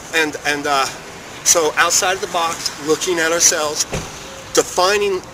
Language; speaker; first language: English; native; English